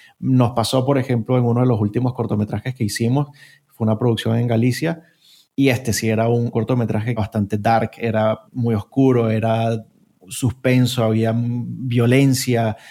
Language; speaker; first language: Spanish; native; Spanish